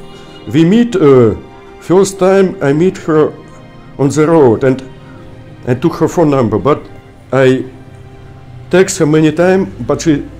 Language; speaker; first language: English; non-native, learner; Russian